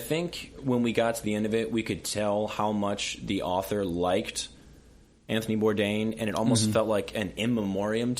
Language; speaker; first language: English; native; English